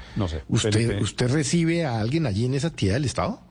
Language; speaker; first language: Spanish; native; Spanish